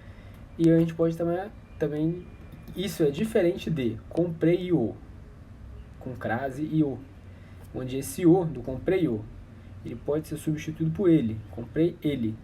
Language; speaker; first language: Portuguese; native; Portuguese